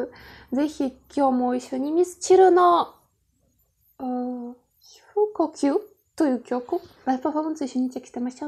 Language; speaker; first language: Japanese; non-native, learner; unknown